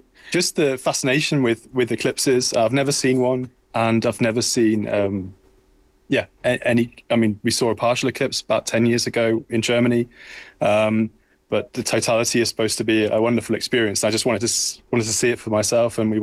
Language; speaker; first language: English; native; English